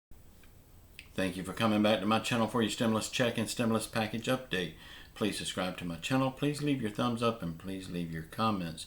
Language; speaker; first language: English; native; English